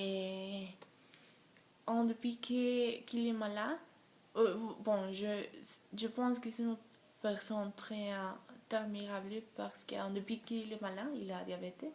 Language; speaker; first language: French; non-native, learner; Spanish